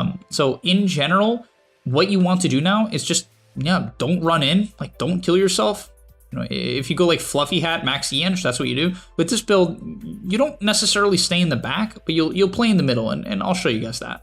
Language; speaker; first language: English; native; English